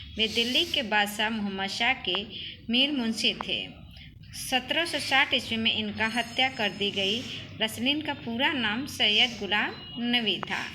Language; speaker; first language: Hindi; native; Hindi